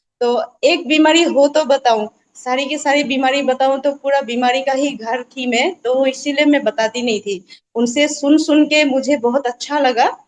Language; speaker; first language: Hindi; non-native, local second language; Assamese